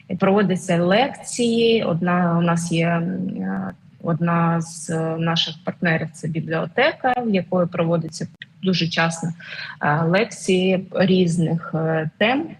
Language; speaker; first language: Ukrainian; non-native, local second language; Russian